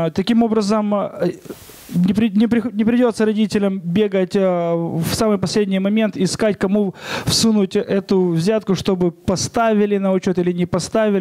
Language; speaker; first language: Russian; non-native, local second language; Ukrainian